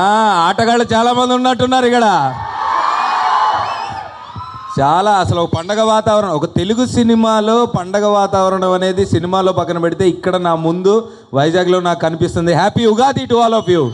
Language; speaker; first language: Telugu; native; Telugu